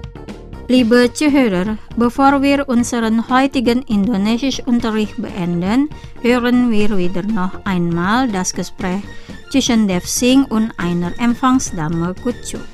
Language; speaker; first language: German; non-native, fluent; Indonesian